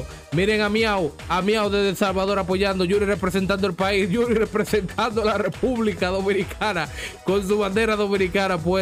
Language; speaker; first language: Spanish; native; Spanish